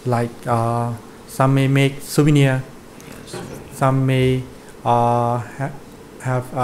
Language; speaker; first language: English; non-native, learner; Thai